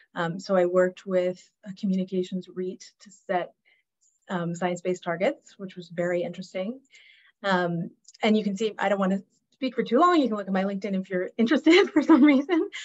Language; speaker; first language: English; native; English